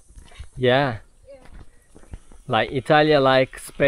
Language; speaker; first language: English; non-native, learner; Turkish